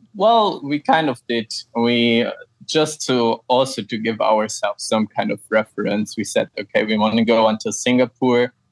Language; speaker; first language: English; non-native, fluent; German